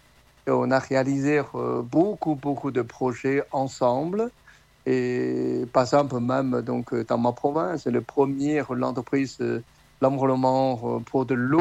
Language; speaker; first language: French; non-native, learner; Chinese